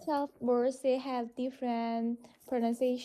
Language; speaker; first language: English; non-native, learner; Chinese